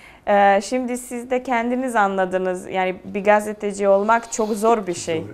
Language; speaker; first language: Turkish; non-native, fluent; Serbian